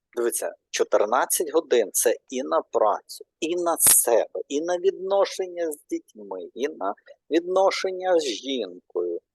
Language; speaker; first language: Ukrainian; non-native, local second language; Russian